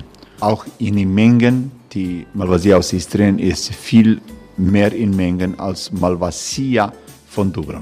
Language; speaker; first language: German; non-native, learner; Croatian